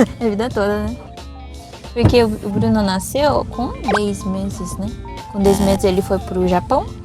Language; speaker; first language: Portuguese; early bilingual, other home language; Japanese